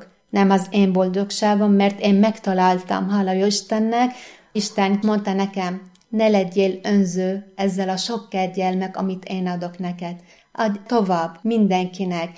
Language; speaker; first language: Hungarian; non-native, fluent; Arabic